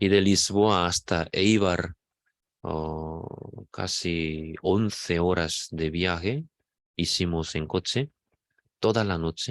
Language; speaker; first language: Spanish; non-native, fluent; Korean